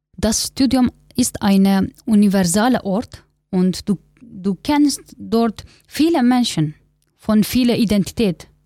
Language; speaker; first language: German; non-native, learner; Kurdish